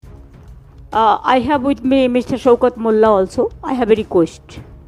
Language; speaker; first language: English; non-native, local second language; Bangla